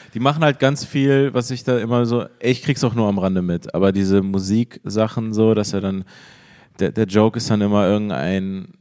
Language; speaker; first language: German; native; German